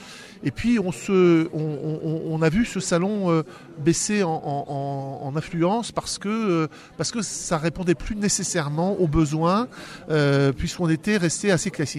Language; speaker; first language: French; native; French